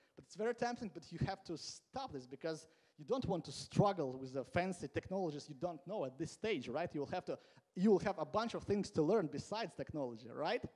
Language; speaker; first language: English; non-native, fluent; Latvian